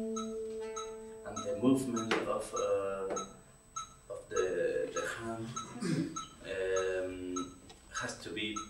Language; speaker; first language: English; non-native, learner; Spanish